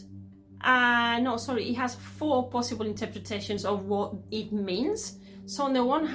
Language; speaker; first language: English; non-native, fluent; Spanish